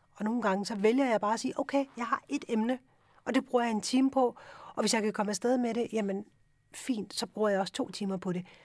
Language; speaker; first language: Danish; early bilingual, other home language; Urdu